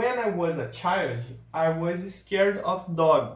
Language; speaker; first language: English; non-native, fluent; Portuguese